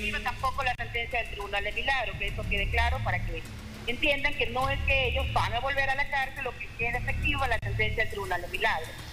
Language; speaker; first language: Spanish; native; Spanish